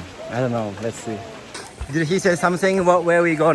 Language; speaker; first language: English; non-native, learner; Japanese